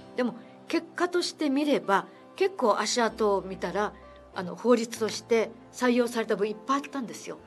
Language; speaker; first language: Japanese; native; Japanese